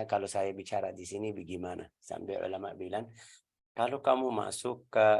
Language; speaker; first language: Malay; non-native, learner; Arabic